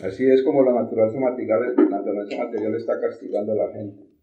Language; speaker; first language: Spanish; native; Spanish